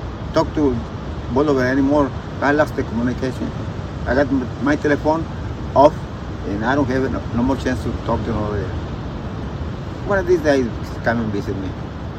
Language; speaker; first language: English; non-native, learner; Spanish